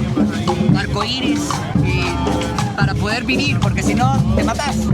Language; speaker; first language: Spanish; native; Spanish